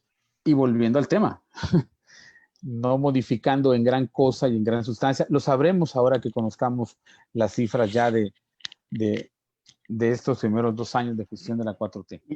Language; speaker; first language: Spanish; native; Spanish